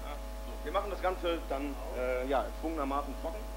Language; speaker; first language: German; native; German